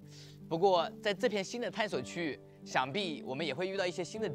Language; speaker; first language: Chinese; native; Chinese